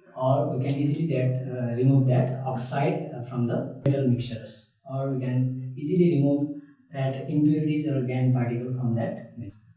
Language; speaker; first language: English; non-native, local second language; Nepali